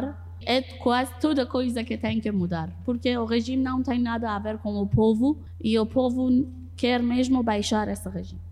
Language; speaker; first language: Portuguese; non-native, fluent; Persian